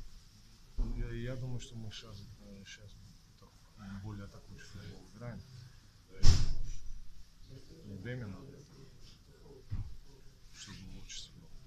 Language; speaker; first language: Russian; non-native, learner; Georgian